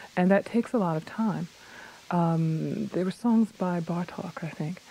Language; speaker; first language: English; native; English